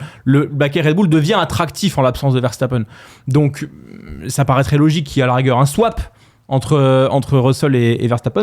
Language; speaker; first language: French; native; French